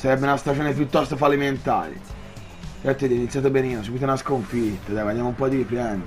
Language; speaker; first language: Italian; native; Italian